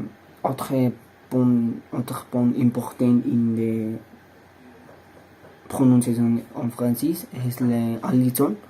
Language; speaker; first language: French; non-native, learner; Spanish